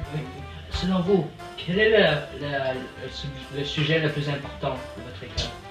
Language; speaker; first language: French; non-native, learner; English